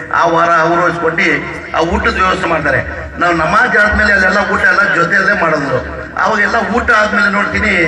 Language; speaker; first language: Kannada; non-native, local second language; Urdu